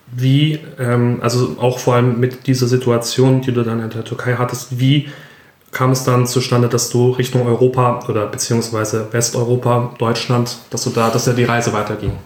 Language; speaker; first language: German; native; German